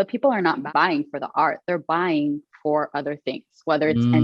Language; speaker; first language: English; native; English